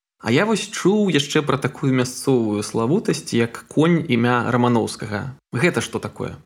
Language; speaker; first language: Belarusian; non-native, local second language; Russian